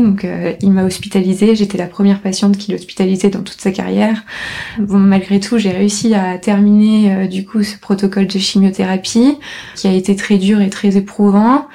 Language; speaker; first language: French; native; French